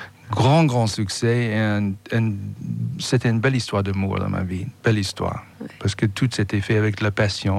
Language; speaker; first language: French; non-native, fluent; English